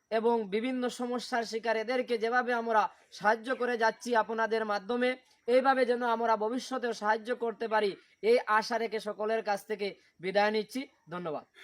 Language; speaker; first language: Bangla; native; Bangla